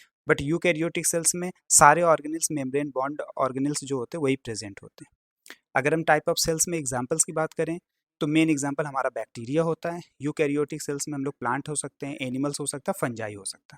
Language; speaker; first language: Hindi; native; Hindi